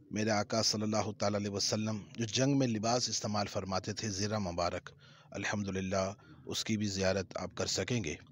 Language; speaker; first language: Urdu; native; Urdu